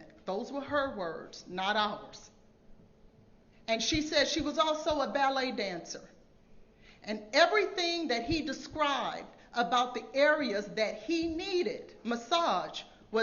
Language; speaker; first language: English; native; English